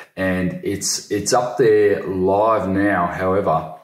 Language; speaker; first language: English; native; English